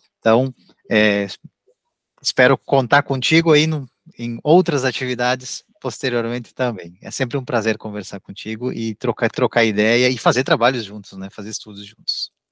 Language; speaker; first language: Portuguese; native; Portuguese